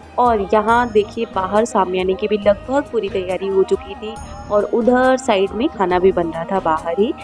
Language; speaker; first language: Hindi; native; Hindi